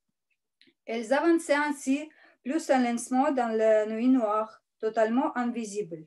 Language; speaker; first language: French; non-native, learner; Russian